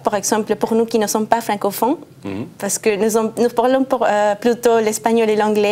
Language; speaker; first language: French; non-native, learner; Spanish